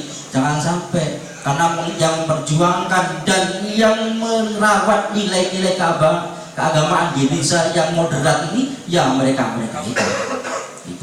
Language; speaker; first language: Indonesian; native; Indonesian